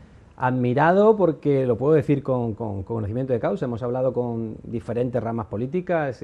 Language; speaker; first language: Spanish; native; Spanish